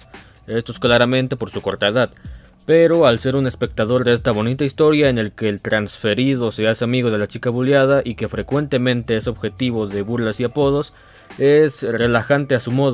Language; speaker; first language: Spanish; native; Spanish